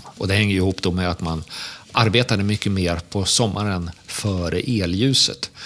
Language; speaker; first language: Swedish; native; Swedish